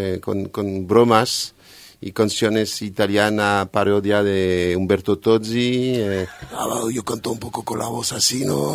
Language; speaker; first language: Spanish; non-native, fluent; French